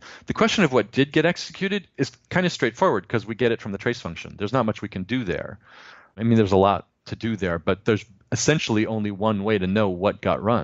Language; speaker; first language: English; native; English